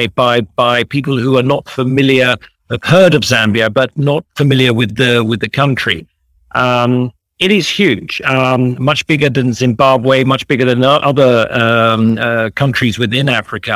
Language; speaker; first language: English; native; English